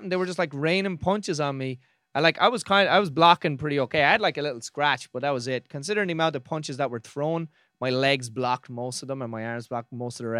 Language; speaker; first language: English; native; English